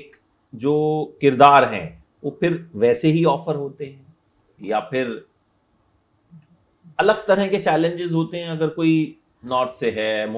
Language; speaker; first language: Hindi; native; Hindi